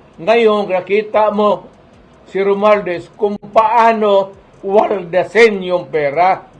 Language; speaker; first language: Filipino; non-native, local second language; Cebuano